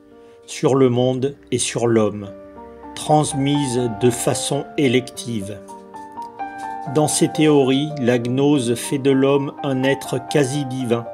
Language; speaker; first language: French; native; French